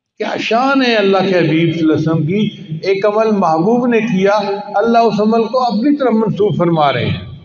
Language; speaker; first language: Urdu; non-native, local second language; Punjabi